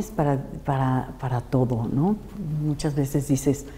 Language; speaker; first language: Spanish; native; Spanish